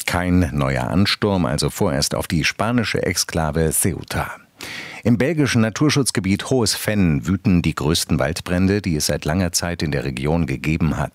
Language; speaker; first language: German; native; German